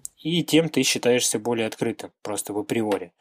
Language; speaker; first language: Russian; native; Russian